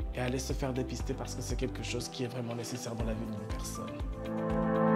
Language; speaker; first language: French; non-native, local second language; Rundi